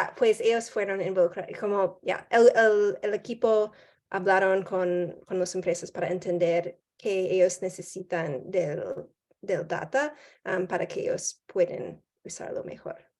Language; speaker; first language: Spanish; non-native, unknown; English